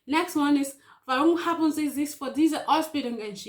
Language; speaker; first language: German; non-native, learner; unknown